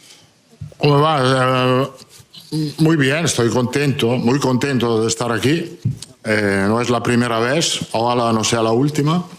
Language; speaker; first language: Spanish; non-native, fluent; Italian